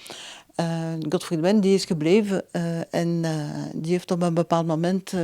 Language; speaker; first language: Dutch; non-native, local second language; French